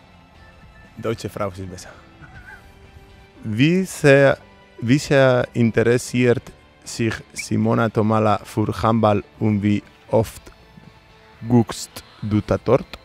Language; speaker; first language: German; non-native, learner; Spanish